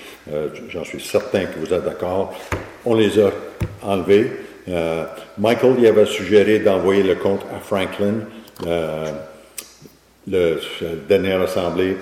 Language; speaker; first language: French; native; French